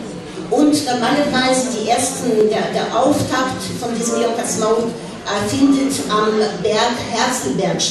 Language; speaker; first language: German; non-native, fluent; Russian